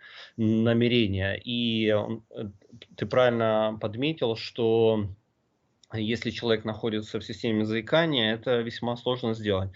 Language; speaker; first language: Russian; native; Russian